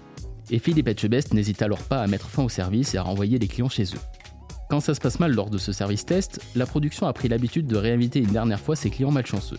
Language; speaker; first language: French; native; French